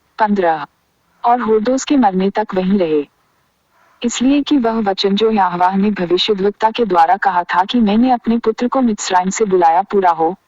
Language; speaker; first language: Hindi; native; Hindi